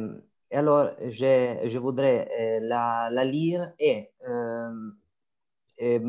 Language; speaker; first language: French; non-native, fluent; Italian